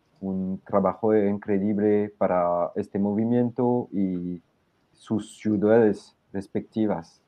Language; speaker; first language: Spanish; non-native, fluent; French